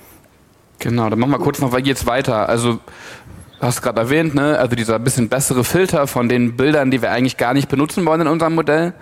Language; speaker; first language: German; native; German